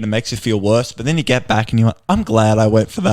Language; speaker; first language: English; native; English